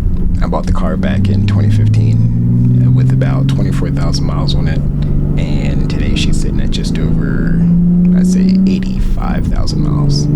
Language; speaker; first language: English; native; English